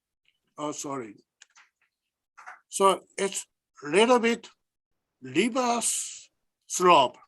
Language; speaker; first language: English; non-native, learner; Japanese